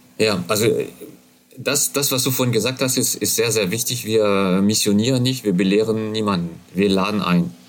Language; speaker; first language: German; non-native, fluent; French